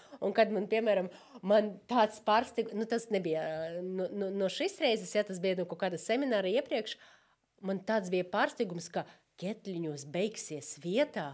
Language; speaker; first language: Latvian; non-native, local second language; Russian